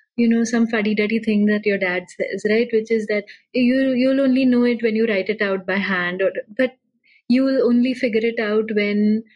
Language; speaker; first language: English; non-native, local second language; Marathi